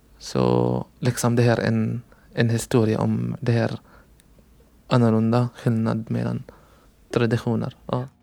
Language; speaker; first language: Swedish; non-native, learner; Arabic